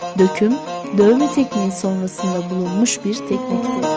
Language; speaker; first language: Turkish; native; Turkish